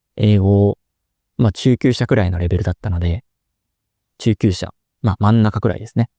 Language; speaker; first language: Japanese; native; Japanese